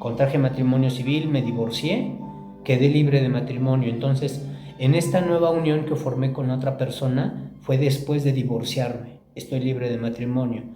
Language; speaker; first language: Spanish; native; Spanish